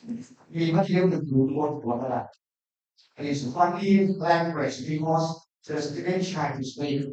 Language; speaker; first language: English; non-native, learner; Thai